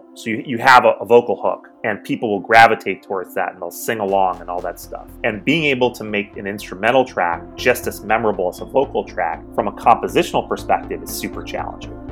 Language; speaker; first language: English; native; English